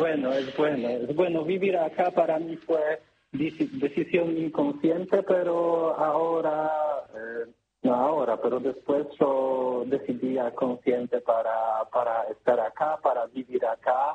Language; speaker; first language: Spanish; non-native, learner; Polish